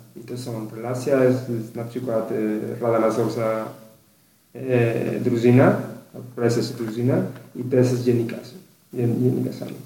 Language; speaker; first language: Polish; non-native, learner; Spanish